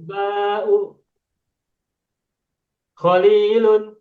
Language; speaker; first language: Arabic; non-native, fluent; Indonesian